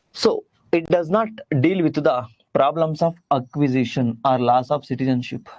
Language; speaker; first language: English; non-native, local second language; Kannada